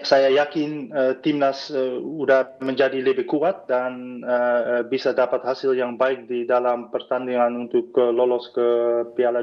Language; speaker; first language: Indonesian; non-native, fluent; Dutch